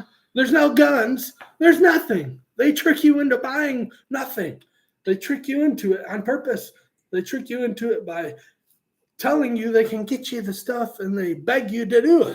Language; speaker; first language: English; native; English